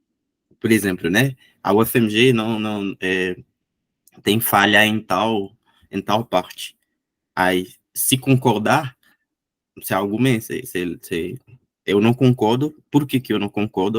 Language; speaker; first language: Portuguese; non-native, fluent; Haitian Creole